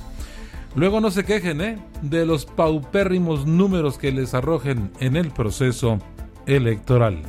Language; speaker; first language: Spanish; native; Spanish